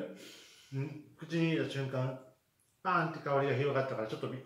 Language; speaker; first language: Japanese; native; Japanese